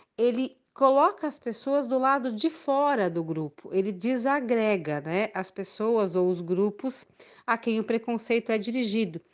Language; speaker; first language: Portuguese; native; Portuguese